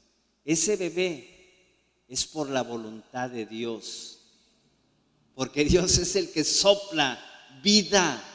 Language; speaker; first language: Spanish; native; Spanish